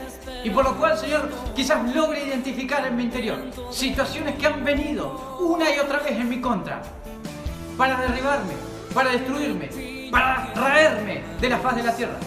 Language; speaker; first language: Spanish; native; Spanish